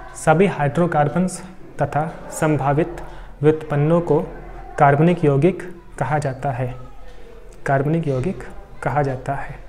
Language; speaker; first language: Hindi; native; Hindi